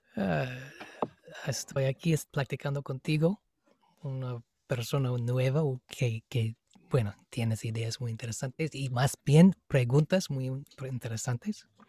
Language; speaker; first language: Spanish; non-native, fluent; English